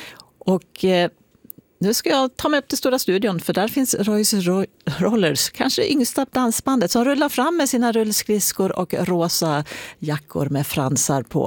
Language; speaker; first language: Swedish; native; Swedish